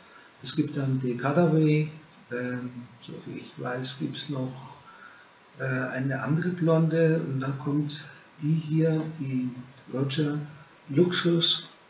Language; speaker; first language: German; non-native, fluent; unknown